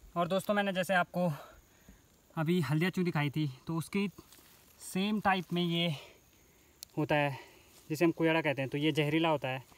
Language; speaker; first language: Hindi; native; Hindi